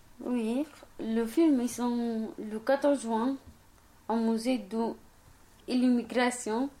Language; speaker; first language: French; non-native, learner; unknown